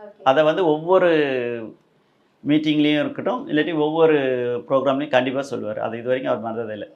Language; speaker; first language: Tamil; native; Tamil